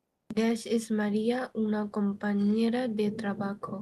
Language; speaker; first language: Spanish; non-native, learner; Bangla